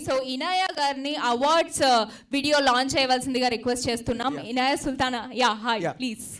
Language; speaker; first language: Telugu; native; Telugu